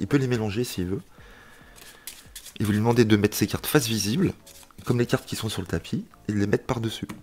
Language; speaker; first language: French; native; French